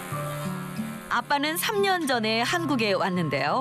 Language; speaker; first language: Korean; native; Korean